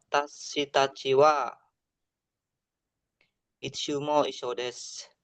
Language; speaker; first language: Japanese; non-native, learner; Indonesian